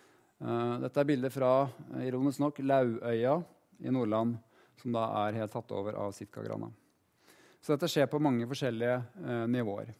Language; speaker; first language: Norwegian; native; Norwegian